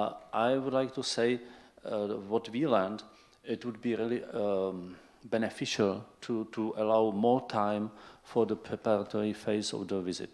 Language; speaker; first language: English; non-native, fluent; Czech